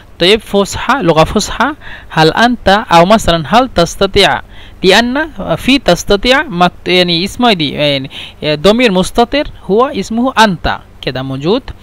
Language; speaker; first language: Egyptian Arabic; non-native, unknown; Bangla